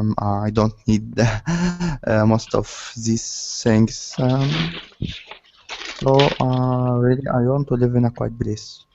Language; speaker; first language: English; non-native, learner; Arabic